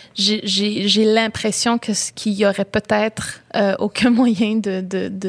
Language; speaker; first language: French; native; French